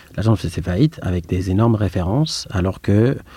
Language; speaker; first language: French; non-native, fluent; Spanish